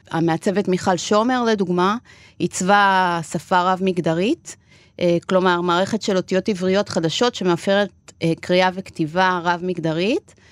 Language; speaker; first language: Hebrew; non-native, fluent; Spanish